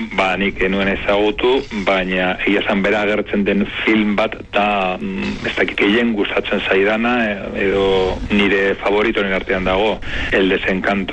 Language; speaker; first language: Basque; native; Basque